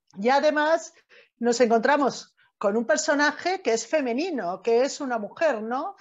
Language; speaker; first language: Spanish; native; Spanish